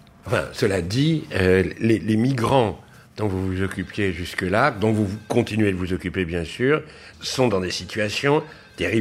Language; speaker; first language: French; native; French